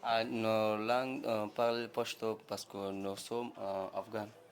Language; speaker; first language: French; non-native, learner; Pashto